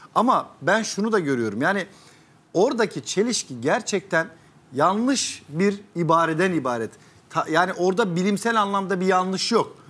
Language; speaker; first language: Turkish; native; Turkish